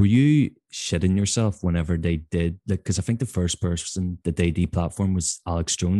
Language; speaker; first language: English; native; English